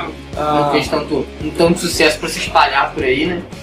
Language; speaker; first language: Portuguese; native; Portuguese